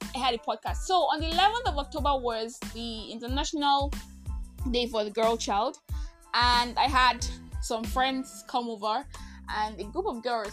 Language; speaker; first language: English; non-native, local second language; Igbo